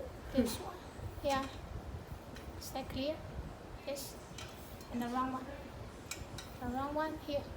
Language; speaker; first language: English; non-native, learner; Chinese